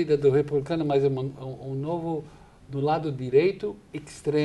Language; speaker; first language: Portuguese; non-native, fluent; English